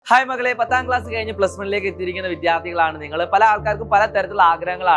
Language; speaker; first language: Malayalam; native; Malayalam